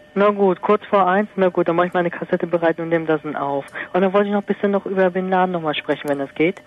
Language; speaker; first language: German; early bilingual, other home language; Turkish